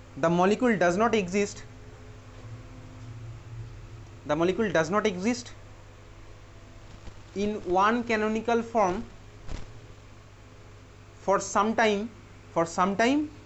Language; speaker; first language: English; non-native, local second language; Bangla